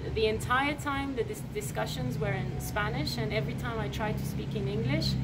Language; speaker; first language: English; non-native, fluent; Persian